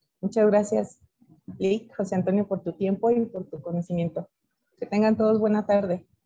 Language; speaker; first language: Spanish; native; Spanish